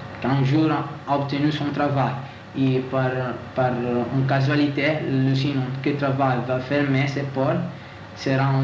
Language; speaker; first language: French; non-native, learner; Italian